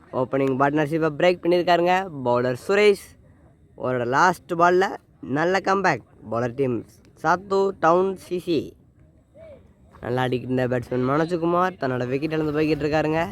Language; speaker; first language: Tamil; native; Tamil